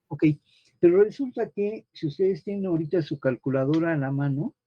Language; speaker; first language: Spanish; native; Spanish